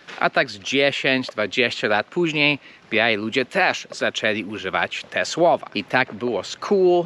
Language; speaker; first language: Polish; non-native, fluent; English